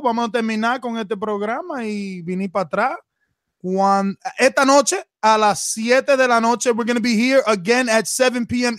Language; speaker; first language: Spanish; early bilingual, heritage; Spanish